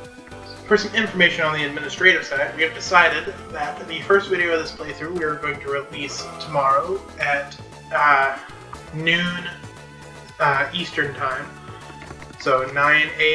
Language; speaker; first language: English; native; English